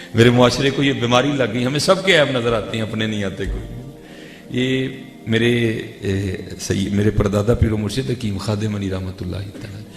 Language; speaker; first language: Urdu; non-native, local second language; Punjabi